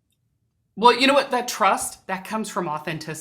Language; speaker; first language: English; native; English